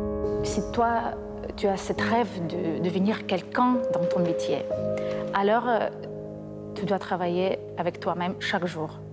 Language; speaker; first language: French; non-native, learner; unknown